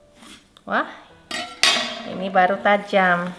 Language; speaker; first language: Indonesian; native; Indonesian